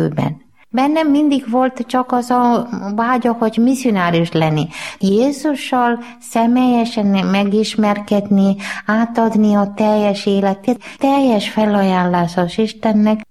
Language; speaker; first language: Hungarian; non-native, learner; Malayalam